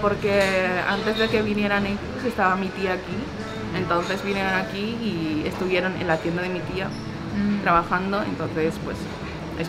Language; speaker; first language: Spanish; early bilingual, other home language; Chinese